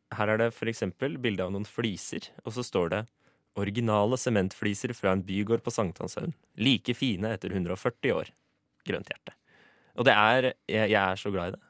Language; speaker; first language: Norwegian; native; Norwegian